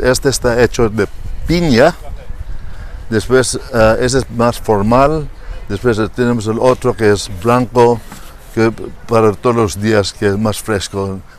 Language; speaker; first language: Spanish; non-native, fluent; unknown